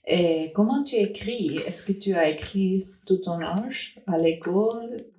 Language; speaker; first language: French; non-native, learner; Finnish